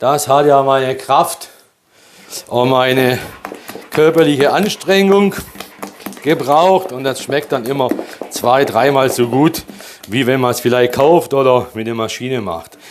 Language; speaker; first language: German; early bilingual, other home language; Polish